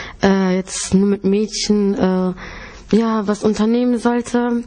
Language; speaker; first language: German; early bilingual, other home language; Greek